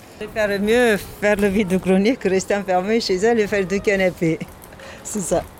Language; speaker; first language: French; non-native, fluent; Italian